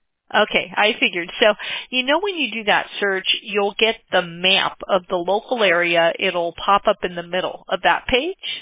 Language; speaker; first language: English; native; English